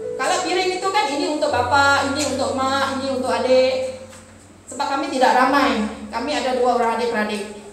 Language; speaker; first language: Malay; non-native, local second language; Iban